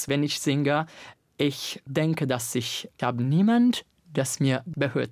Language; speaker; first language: German; non-native, fluent; Italian